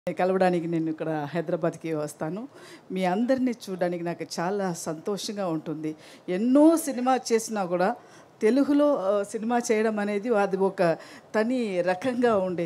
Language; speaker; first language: Telugu; non-native, learner; Tamil